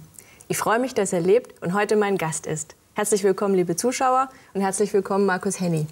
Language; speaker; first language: German; native; German